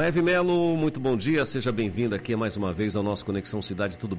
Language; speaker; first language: Portuguese; native; Portuguese